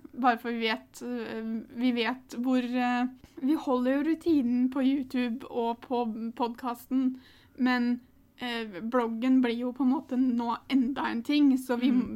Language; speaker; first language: Norwegian; native; Norwegian